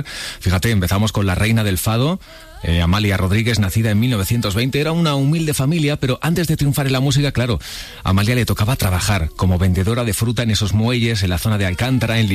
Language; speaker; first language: Spanish; native; Spanish